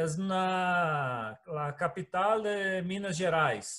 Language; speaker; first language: Spanish; non-native, learner; Portuguese